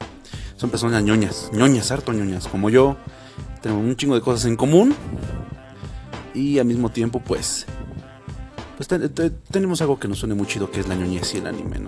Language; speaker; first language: Spanish; native; Spanish